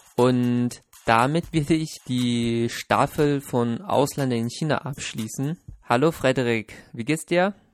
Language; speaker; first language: German; non-native, fluent; Chinese